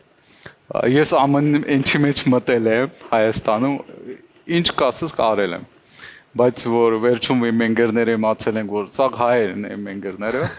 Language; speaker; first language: Armenian; non-native, learner; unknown